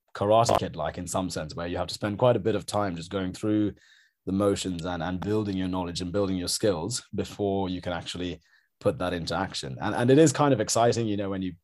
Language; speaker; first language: English; native; English